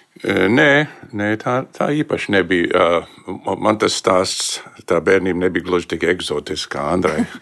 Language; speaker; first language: Latvian; early bilingual, heritage; Latvian